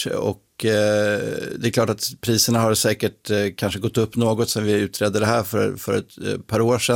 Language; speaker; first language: Swedish; native; Swedish